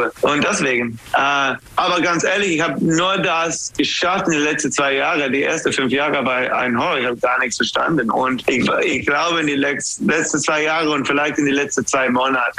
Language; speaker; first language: German; non-native, learner; English